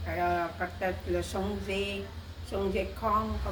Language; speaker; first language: French; non-native, learner; Indonesian